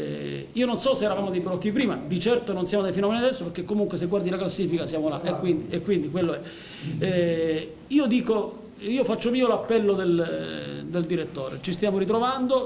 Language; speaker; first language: Italian; native; Italian